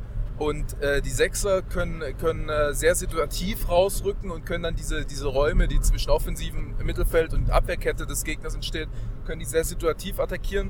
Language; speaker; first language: German; native; German